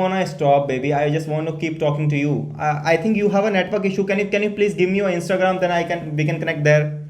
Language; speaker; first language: English; non-native, learner; Hindi